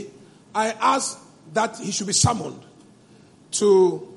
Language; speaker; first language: English; non-native, local second language; Ewe